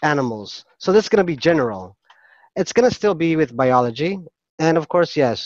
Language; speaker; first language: English; non-native, fluent; Filipino